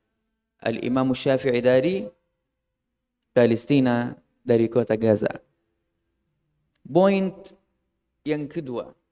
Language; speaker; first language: Indonesian; non-native, fluent; Arabic